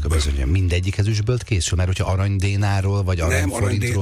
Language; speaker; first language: Hungarian; native; Hungarian